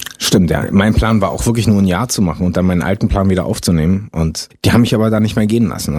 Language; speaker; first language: German; early bilingual, other home language; French